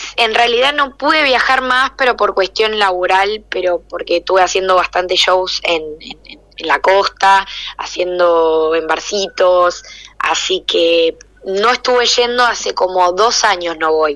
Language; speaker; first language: Spanish; non-native, local second language; Portuguese